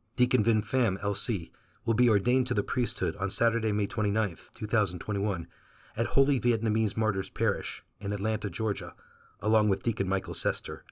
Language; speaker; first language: English; early bilingual, other home language; Vietnamese